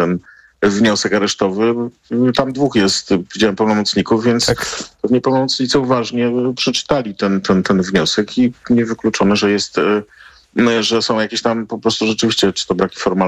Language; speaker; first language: Polish; native; Polish